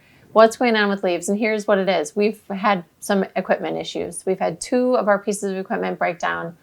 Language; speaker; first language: English; native; English